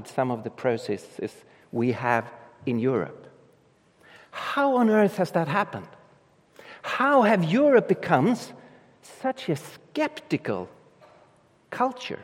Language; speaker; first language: English; non-native, fluent; Swedish